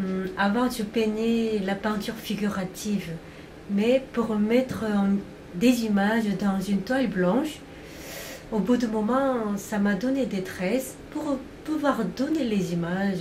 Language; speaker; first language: French; non-native, fluent; Korean